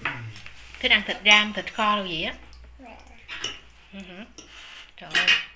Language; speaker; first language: Vietnamese; native; Vietnamese